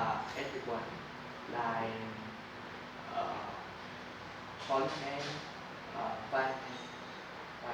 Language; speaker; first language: English; non-native, learner; Vietnamese